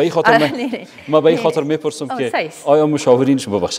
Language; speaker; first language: Persian; native; Persian